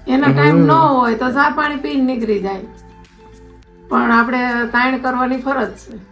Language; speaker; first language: Gujarati; native; Gujarati